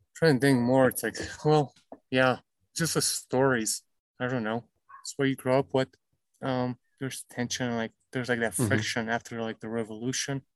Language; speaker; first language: English; early bilingual, other home language; Romanian